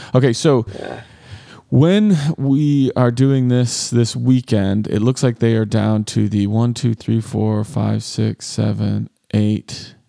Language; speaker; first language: English; native; English